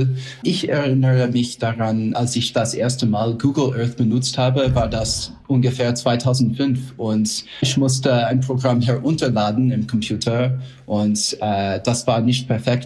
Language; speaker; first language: German; non-native, fluent; English